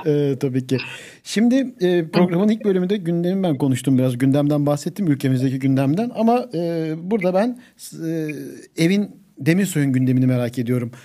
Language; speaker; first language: Turkish; native; Turkish